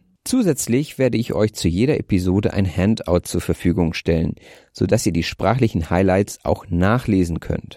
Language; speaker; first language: German; native; German